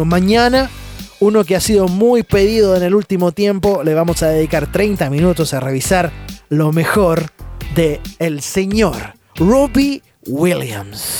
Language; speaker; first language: Spanish; native; Spanish